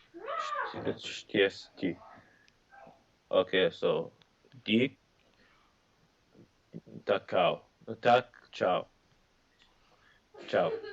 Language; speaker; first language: Czech; non-native, learner; English